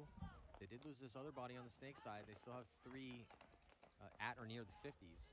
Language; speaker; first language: English; native; English